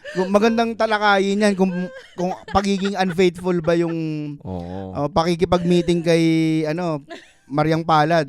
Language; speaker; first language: Filipino; native; Filipino